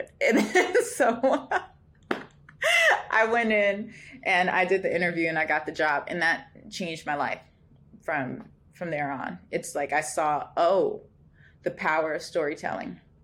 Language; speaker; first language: English; native; English